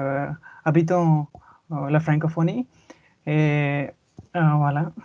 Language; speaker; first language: French; non-native, learner; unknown